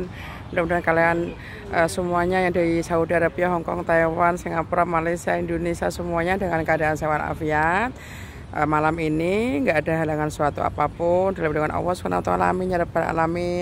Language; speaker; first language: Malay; non-native, local second language; Javanese